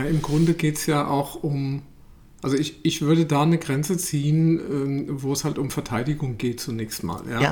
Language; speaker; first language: German; native; German